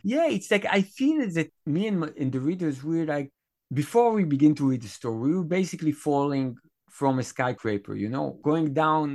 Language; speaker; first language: English; non-native, fluent; Hebrew